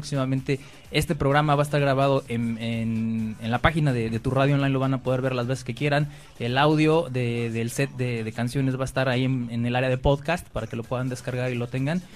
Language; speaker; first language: Spanish; native; Spanish